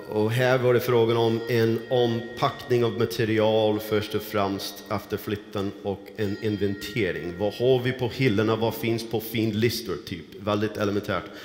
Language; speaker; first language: Swedish; non-native, fluent; English